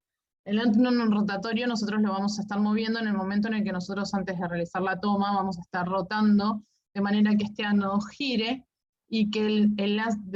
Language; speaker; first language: Spanish; native; Spanish